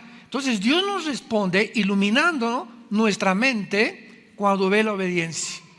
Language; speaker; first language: Spanish; native; Spanish